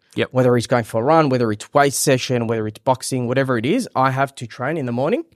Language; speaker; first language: English; early bilingual, other home language; Hebrew